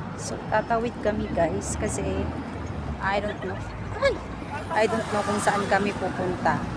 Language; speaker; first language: Filipino; native; Filipino